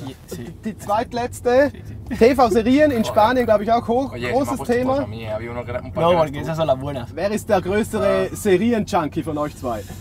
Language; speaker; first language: German; native; German